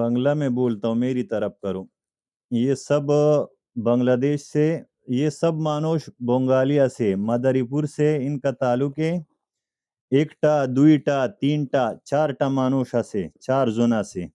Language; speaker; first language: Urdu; non-native, learner; Bangla